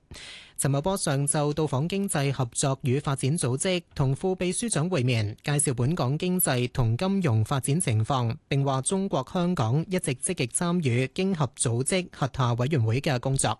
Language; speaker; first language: Cantonese; native; Cantonese